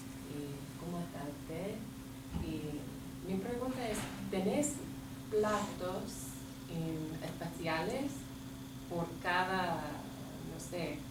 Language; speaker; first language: Spanish; non-native, learner; English